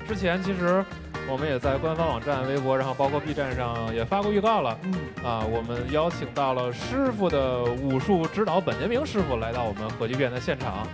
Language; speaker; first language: Chinese; native; Chinese